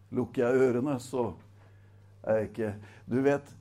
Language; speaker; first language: Norwegian; native; Norwegian